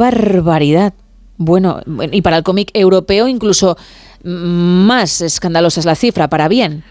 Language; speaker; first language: Spanish; native; Spanish